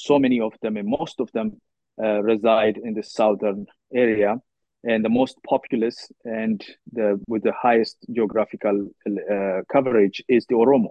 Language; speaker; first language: English; non-native, fluent; Oromo